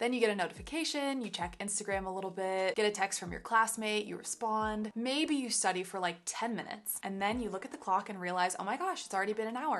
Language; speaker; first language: English; native; English